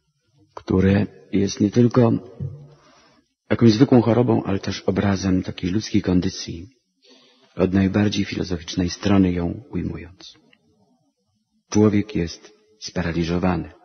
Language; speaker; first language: Polish; native; Polish